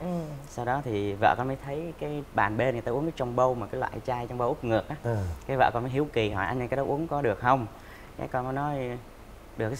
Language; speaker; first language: Vietnamese; native; Vietnamese